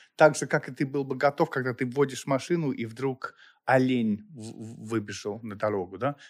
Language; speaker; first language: Russian; non-native, fluent; English